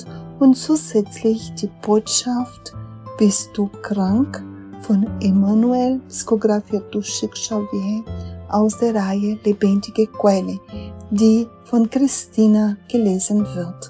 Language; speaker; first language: German; non-native, fluent; Portuguese